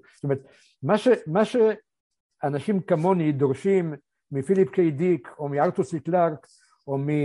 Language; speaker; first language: Hebrew; early bilingual, other home language; Polish